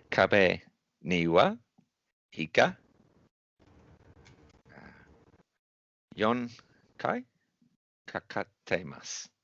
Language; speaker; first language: Japanese; non-native, learner; English